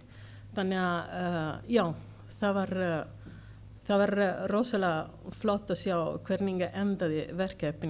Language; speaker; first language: Icelandic; non-native, learner; Italian